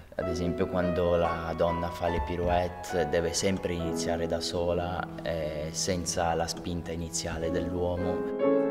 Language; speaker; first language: Italian; non-native, fluent; Russian